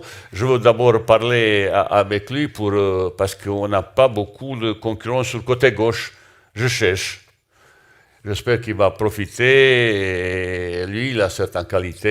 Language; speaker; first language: French; non-native, learner; Bosnian